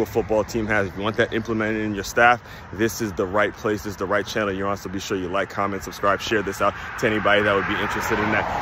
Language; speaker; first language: English; native; English